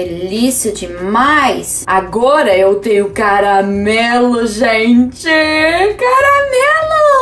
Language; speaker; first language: Portuguese; non-native, fluent; English